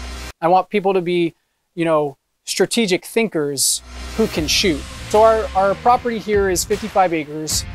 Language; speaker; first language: English; native; English